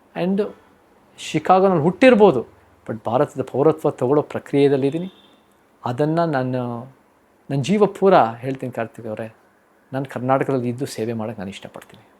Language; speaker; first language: Kannada; early bilingual, heritage; Kannada